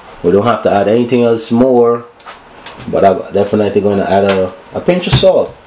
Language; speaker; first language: English; native; English